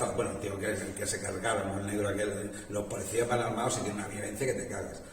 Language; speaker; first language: Spanish; native; Spanish